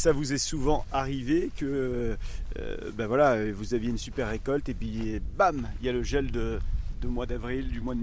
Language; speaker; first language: French; native; French